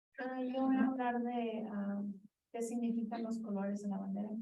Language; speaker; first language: Spanish; early bilingual, heritage; Spanish